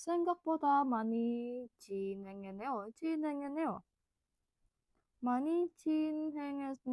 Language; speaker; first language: Korean; non-native, fluent; Indonesian